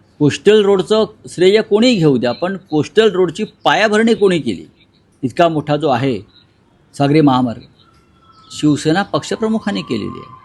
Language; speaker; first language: Marathi; native; Marathi